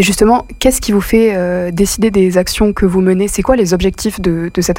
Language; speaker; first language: French; native; French